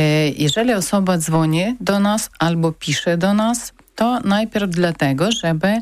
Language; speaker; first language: Polish; non-native, learner; Ukrainian